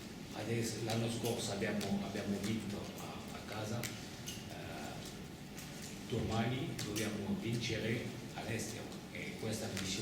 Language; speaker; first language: Italian; non-native, fluent; French